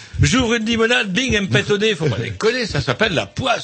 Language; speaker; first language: French; native; French